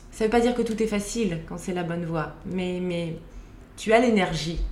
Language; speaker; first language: French; native; French